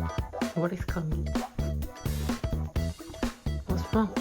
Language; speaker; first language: English; non-native, fluent; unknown